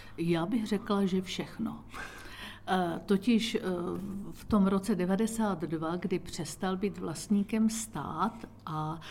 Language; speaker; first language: Czech; native; Czech